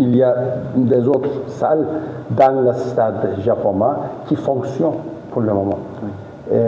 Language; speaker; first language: French; non-native, fluent; Turkish